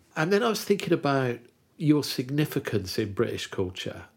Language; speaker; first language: English; native; English